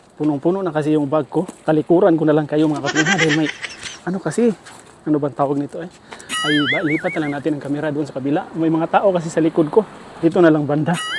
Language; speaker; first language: Filipino; non-native, local second language; Cebuano